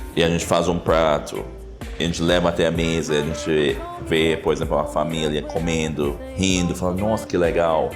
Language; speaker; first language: Portuguese; non-native, fluent; English